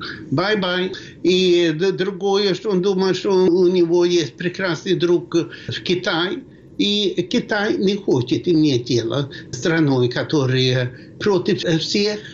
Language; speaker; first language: Russian; non-native, fluent; Swedish